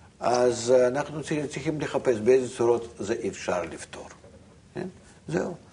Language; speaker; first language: Hebrew; non-native, fluent; Russian